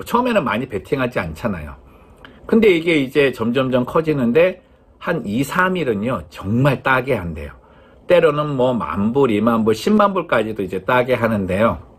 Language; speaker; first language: Korean; native; Korean